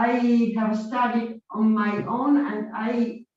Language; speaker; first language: English; non-native, learner; Italian